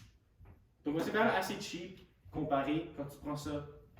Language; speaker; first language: French; native; French